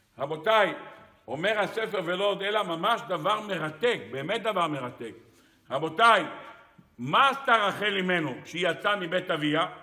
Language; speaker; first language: Hebrew; native; Hebrew